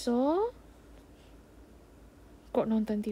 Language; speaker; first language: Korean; non-native, fluent; Indonesian